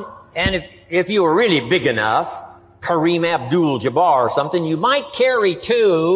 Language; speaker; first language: English; native; English